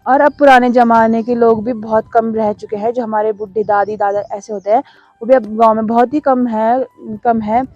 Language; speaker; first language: Hindi; native; Hindi